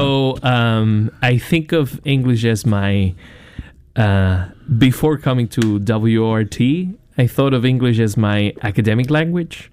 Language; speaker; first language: English; non-native, fluent; Spanish